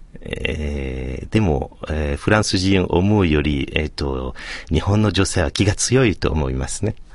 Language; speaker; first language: Japanese; non-native, fluent; French